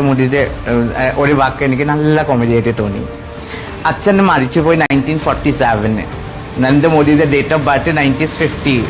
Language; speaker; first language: Malayalam; non-native, learner; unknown